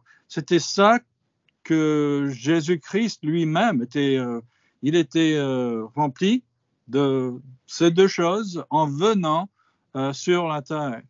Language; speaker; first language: French; non-native, fluent; English